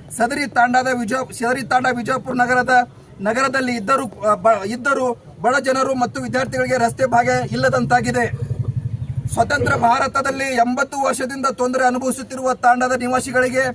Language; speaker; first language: Kannada; non-native, local second language; Lambadi